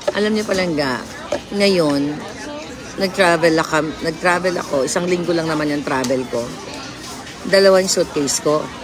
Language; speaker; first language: Filipino; non-native, local second language; Cebuano